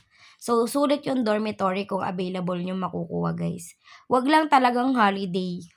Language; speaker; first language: Filipino; native; Filipino